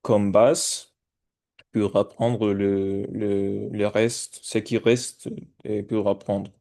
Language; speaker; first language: French; non-native, fluent; Spanish